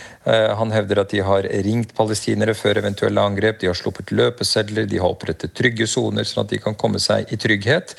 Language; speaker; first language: Norwegian; native; Norwegian